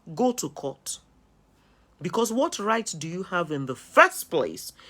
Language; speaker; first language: English; non-native, local second language; Yoruba